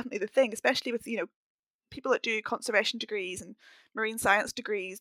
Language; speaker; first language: English; native; English